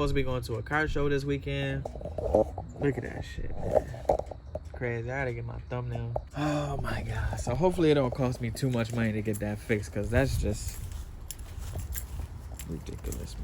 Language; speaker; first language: English; native; English